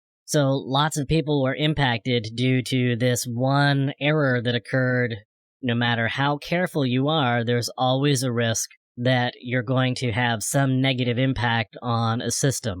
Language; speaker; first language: English; native; English